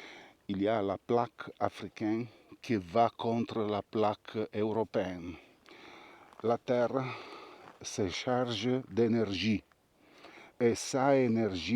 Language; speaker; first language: French; non-native, learner; Italian